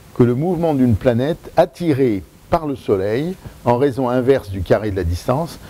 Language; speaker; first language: French; native; French